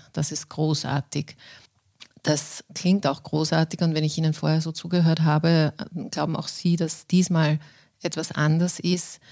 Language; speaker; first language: German; native; German